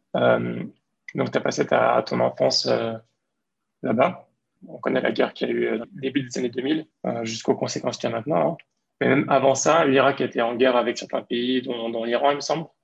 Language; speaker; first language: French; native; French